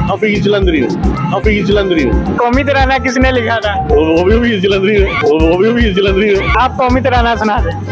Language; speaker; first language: Urdu; native; Urdu